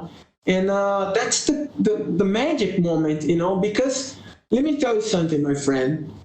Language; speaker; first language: English; non-native, learner; Portuguese